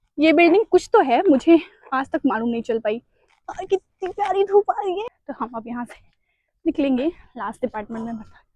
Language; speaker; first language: Hindi; native; Hindi